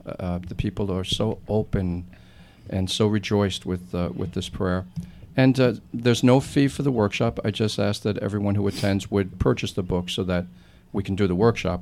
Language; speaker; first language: English; native; English